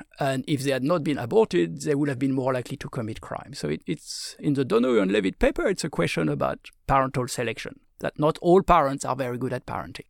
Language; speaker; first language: English; non-native, fluent; French